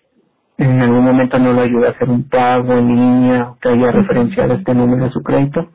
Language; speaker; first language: Spanish; native; Spanish